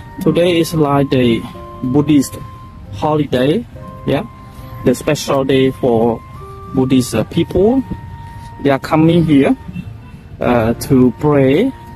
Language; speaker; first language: English; non-native, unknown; Khmer